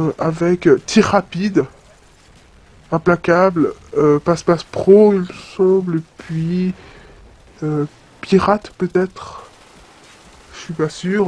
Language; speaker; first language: French; native; French